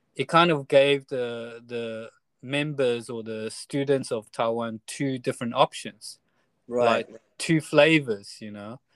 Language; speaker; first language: English; non-native, fluent; Chinese